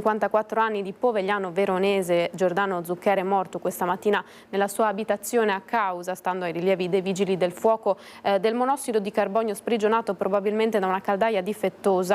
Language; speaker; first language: Italian; native; Italian